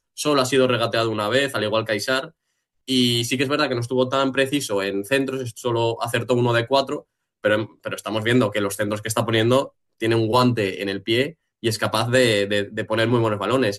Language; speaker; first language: Spanish; native; Spanish